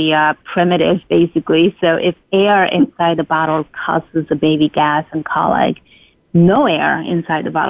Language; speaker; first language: English; non-native, fluent; Spanish